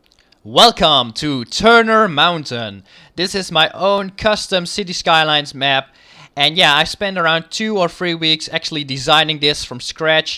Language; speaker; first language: English; non-native, fluent; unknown